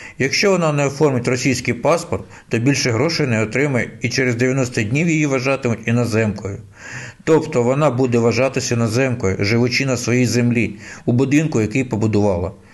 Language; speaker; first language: Ukrainian; native; Ukrainian